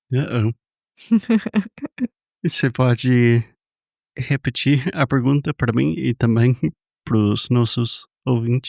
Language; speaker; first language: Portuguese; non-native, fluent; English